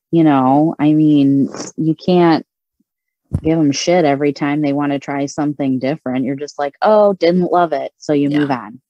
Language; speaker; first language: English; native; English